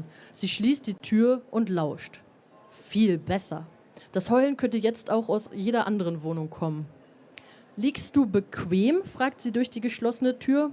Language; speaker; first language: German; native; German